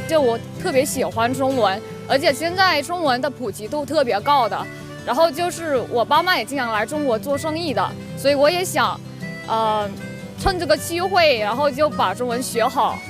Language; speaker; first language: Chinese; non-native, fluent; Vietnamese